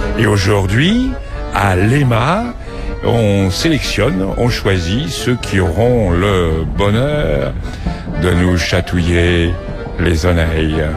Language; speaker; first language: French; native; French